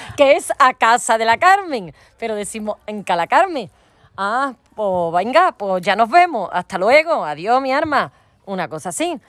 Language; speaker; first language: Spanish; native; Spanish